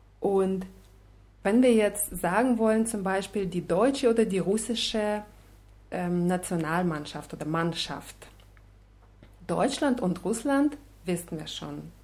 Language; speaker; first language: German; non-native, fluent; Russian